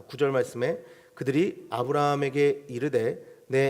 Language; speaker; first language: Korean; native; Korean